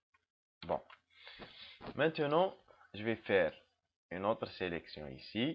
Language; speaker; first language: French; non-native, local second language; Arabic